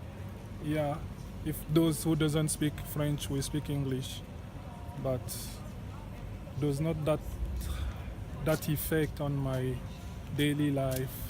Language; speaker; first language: English; non-native, fluent; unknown